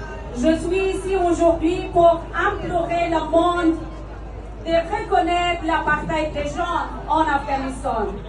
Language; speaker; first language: French; non-native, fluent; Persian